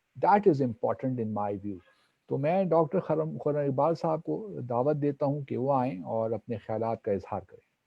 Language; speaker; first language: Urdu; non-native, local second language; Pashto